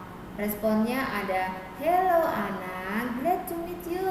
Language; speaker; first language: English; non-native, fluent; Indonesian